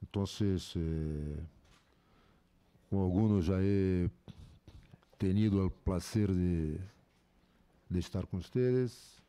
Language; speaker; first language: Spanish; non-native, fluent; Portuguese